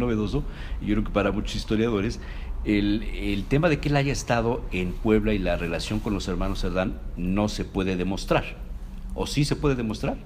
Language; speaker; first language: Spanish; native; Spanish